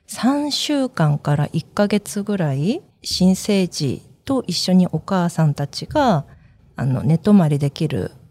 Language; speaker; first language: Japanese; early bilingual, other home language; Korean